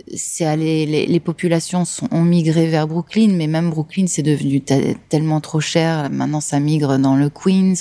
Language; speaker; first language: French; native; French